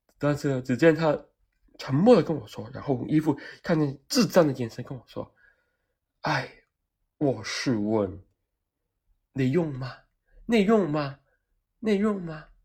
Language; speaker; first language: Chinese; non-native, local second language; Cantonese